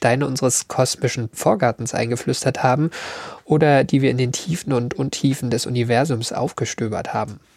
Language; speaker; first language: German; native; German